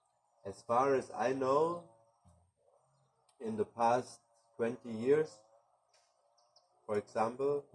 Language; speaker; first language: English; non-native, fluent; German